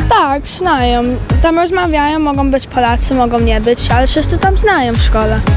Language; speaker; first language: Polish; early bilingual, heritage; Polish